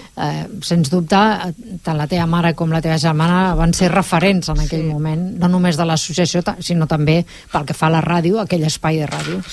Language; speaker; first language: Catalan; native; Catalan